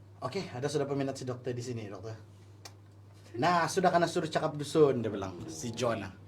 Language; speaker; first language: Malay; native; Malay